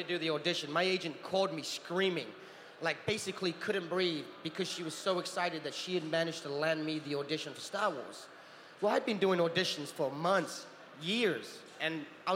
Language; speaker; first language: English; native; English